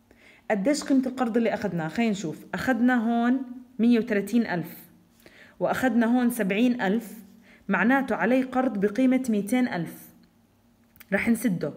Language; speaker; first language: Arabic; native; Arabic